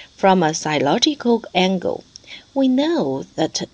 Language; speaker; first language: English; non-native, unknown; Chinese